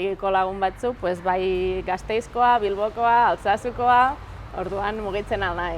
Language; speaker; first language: Basque; non-native, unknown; Catalan